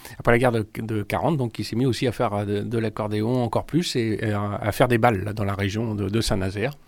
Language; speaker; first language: French; native; French